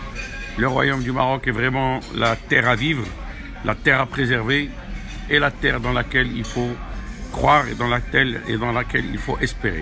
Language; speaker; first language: French; non-native, local second language; Arabic